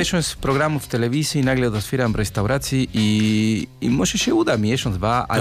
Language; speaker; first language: Polish; non-native, learner; Spanish